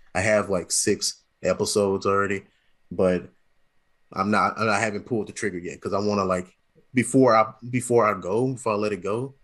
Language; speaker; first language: English; native; English